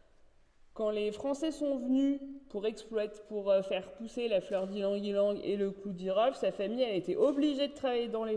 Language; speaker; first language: French; native; French